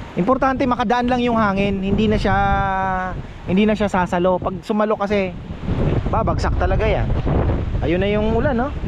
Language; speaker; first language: Filipino; native; Filipino